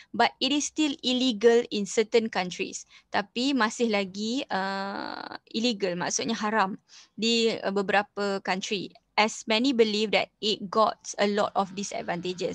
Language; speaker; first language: English; non-native, local second language; Malay